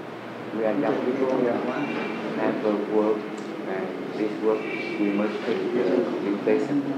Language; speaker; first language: English; non-native, learner; Vietnamese